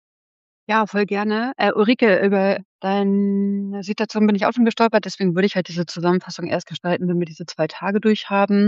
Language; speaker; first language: German; native; German